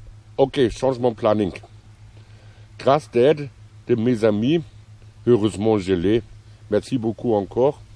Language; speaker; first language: French; non-native, fluent; German